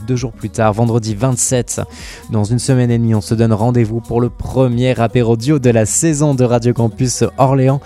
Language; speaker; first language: French; native; French